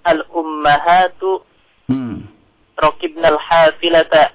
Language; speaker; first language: Arabic; non-native, learner; Indonesian